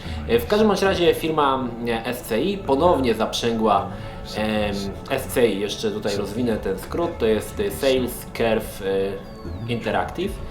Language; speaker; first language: Polish; native; Polish